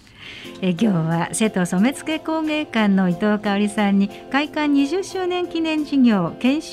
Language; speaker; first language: Japanese; native; Japanese